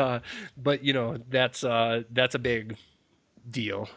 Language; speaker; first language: English; native; English